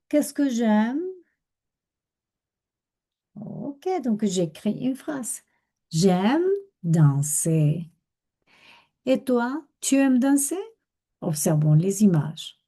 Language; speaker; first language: French; non-native, fluent; Spanish